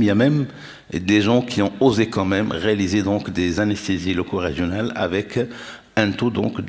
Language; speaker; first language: French; non-native, local second language; Arabic